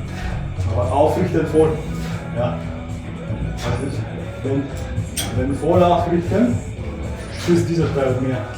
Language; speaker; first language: German; non-native, fluent; Bulgarian